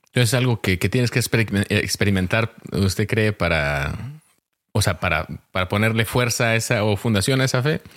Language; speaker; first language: Spanish; early bilingual, heritage; Spanish